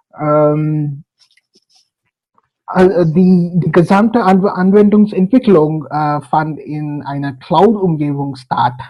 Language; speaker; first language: German; non-native, learner; Telugu